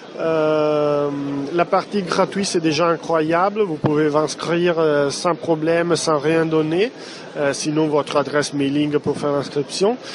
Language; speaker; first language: French; non-native, fluent; Italian